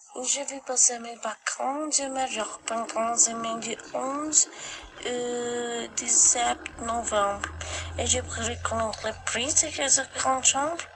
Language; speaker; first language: French; non-native, learner; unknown